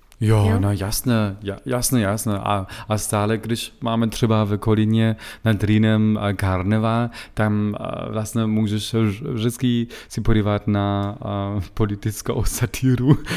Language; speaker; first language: Czech; non-native, learner; German